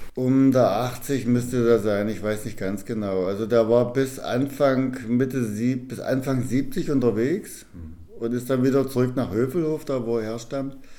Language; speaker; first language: German; native; German